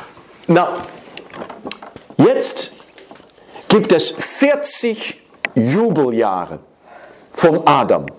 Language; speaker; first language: German; non-native, fluent; Dutch